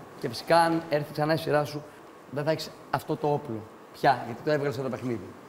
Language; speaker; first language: Greek; native; Greek